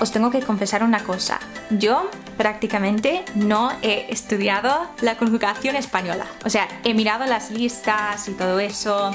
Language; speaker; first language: Spanish; non-native, fluent; English